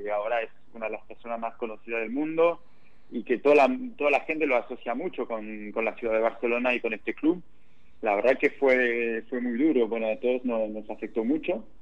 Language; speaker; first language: Spanish; non-native, fluent; French